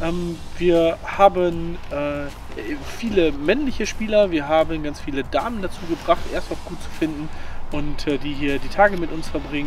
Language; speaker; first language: German; native; German